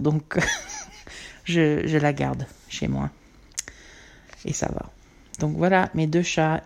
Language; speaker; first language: French; non-native, learner; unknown